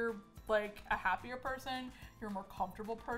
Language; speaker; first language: English; native; English